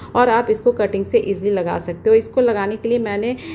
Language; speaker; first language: Hindi; native; Hindi